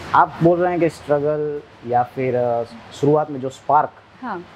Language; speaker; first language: Hindi; non-native, local second language; Kachhi